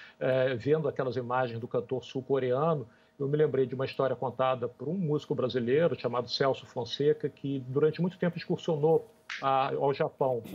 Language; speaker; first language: Portuguese; native; Portuguese